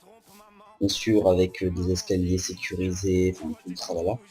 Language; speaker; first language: French; native; French